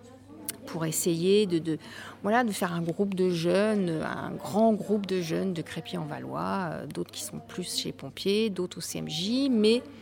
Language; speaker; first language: French; native; French